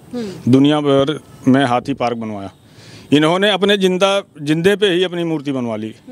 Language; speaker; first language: Hindi; native; Hindi